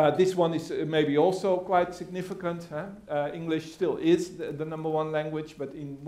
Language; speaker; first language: English; non-native, fluent; Dutch